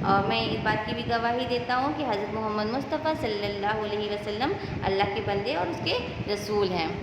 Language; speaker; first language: Urdu; native; Urdu